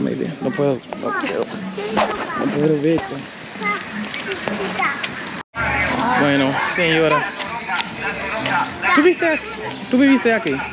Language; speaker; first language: Spanish; non-native, learner; English